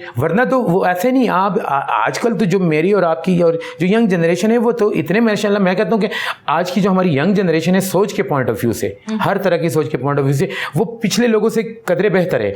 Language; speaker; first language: Urdu; non-native, local second language; Pashto